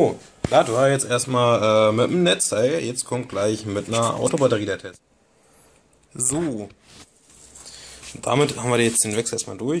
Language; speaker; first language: German; native; German